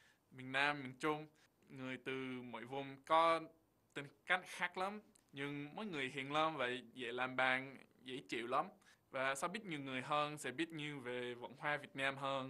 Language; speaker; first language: Vietnamese; non-native, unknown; English